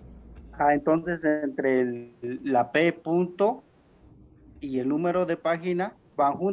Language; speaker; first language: Spanish; native; Spanish